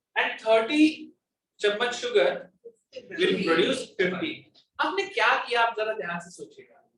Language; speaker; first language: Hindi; non-native, local second language; Gujarati